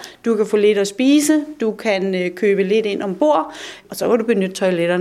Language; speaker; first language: Danish; native; Danish